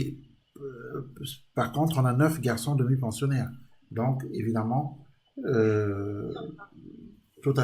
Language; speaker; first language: French; native; French